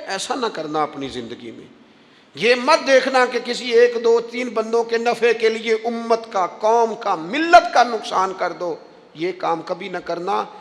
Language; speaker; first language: Urdu; non-native, local second language; Punjabi